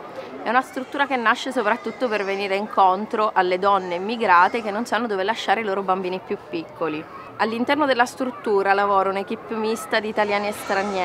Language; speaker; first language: Italian; native; Italian